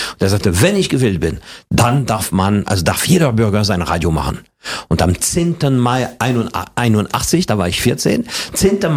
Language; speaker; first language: German; non-native, fluent; French